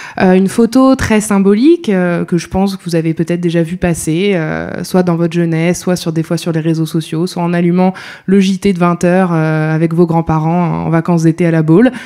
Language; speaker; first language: French; native; French